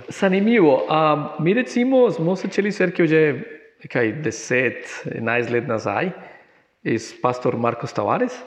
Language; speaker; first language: Slovenian; non-native, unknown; Spanish